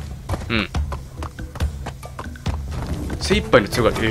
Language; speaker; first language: Japanese; native; Japanese